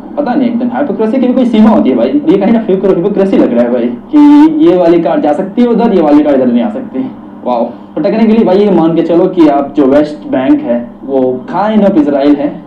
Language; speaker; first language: Hindi; native; Hindi